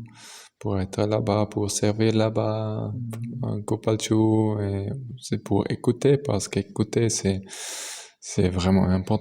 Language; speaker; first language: French; non-native, local second language; German